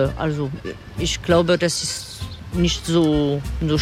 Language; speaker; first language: German; non-native, fluent; French